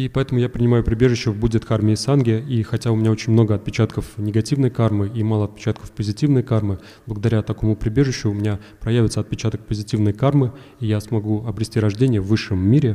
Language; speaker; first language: Russian; native; Russian